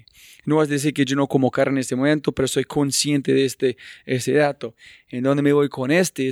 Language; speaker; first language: Spanish; non-native, fluent; English